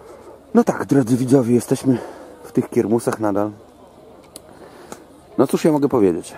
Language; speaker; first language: Polish; native; Polish